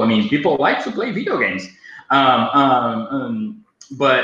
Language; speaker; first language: English; non-native, fluent; Portuguese